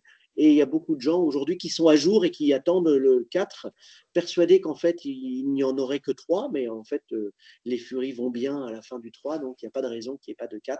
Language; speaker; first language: French; native; French